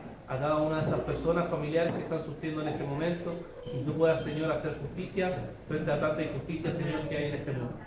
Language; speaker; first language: Spanish; native; Spanish